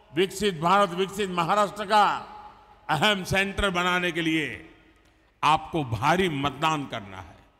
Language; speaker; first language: Hindi; non-native, local second language; Gujarati